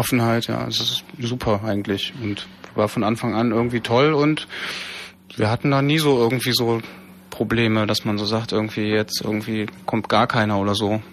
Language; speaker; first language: German; native; German